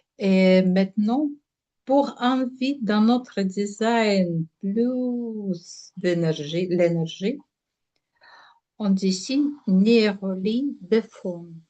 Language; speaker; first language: French; non-native, learner; Russian